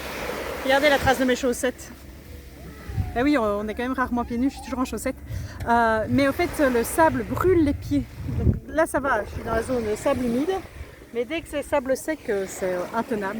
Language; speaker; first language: French; native; French